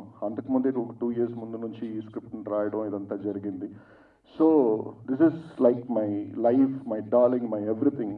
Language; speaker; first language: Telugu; non-native, fluent; Tamil